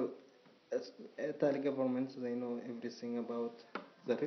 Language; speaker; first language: English; non-native, learner; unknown